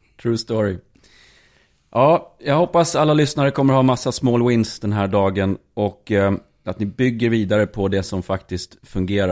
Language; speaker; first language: Swedish; native; Swedish